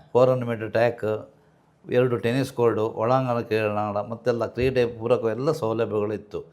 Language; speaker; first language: Kannada; native; Kannada